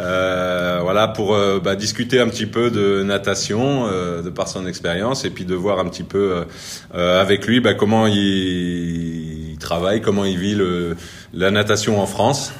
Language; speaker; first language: French; native; French